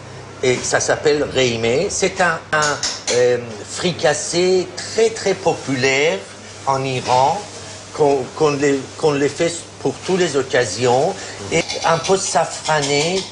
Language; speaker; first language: French; non-native, fluent; Persian